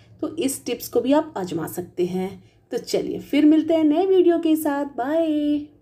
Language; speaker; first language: Hindi; native; Hindi